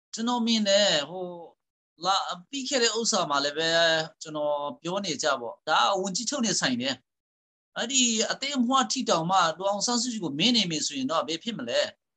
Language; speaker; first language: Burmese; non-native, local second language; Hakha Chin